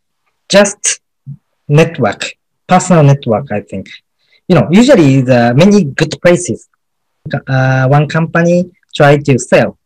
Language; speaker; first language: English; non-native, learner; Japanese